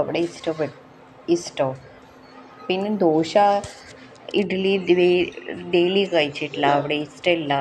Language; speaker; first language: Malayalam; non-native, learner; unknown